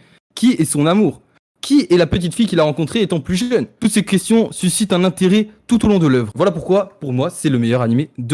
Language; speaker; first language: French; native; French